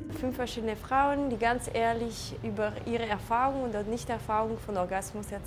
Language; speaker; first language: German; non-native, local second language; French